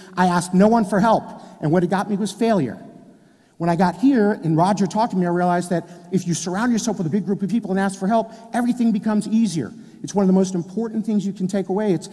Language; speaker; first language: English; native; English